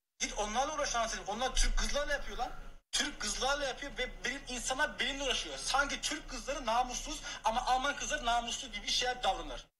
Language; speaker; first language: Turkish; early bilingual, heritage; Turkish